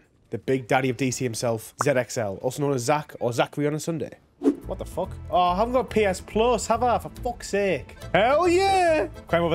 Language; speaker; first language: English; native; English